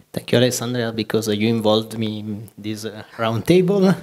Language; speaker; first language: English; non-native, fluent; Italian